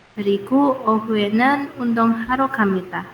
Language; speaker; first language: Korean; non-native, learner; Indonesian